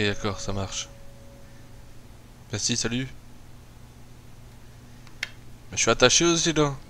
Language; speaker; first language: French; native; French